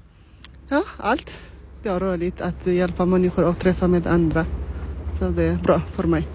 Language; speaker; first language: Swedish; non-native, learner; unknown